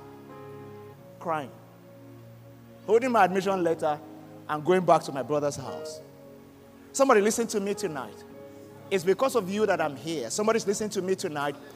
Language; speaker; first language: English; non-native, local second language; Yoruba